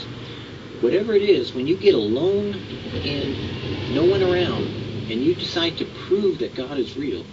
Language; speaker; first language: English; native; English